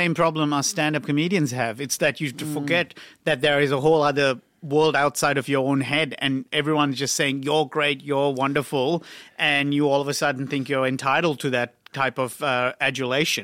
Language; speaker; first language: English; non-native, local second language; Sinhala